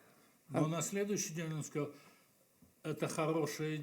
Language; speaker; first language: Russian; native; Russian